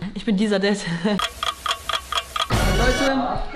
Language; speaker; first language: German; native; German